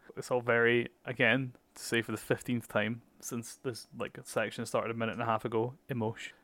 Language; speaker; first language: English; native; English